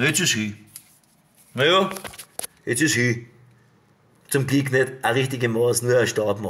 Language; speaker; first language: German; native; German